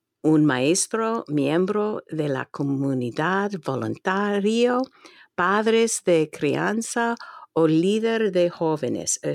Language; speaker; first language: Spanish; non-native, fluent; English